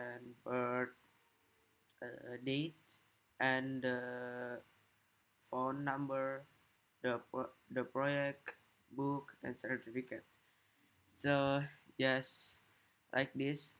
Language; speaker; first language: English; non-native, learner; Indonesian